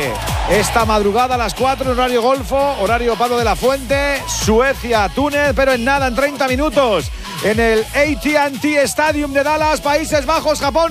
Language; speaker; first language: Spanish; native; Spanish